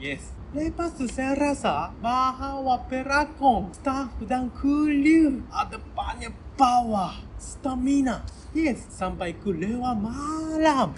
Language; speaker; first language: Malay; non-native, learner; Japanese